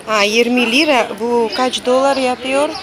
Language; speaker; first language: Turkish; non-native, learner; Russian